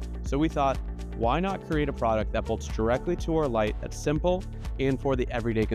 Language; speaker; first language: English; native; English